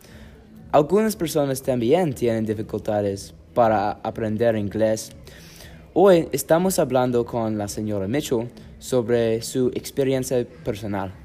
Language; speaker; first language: Spanish; non-native, learner; English